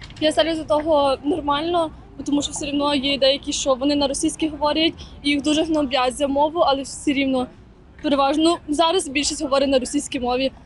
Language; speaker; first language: Ukrainian; non-native, local second language; Russian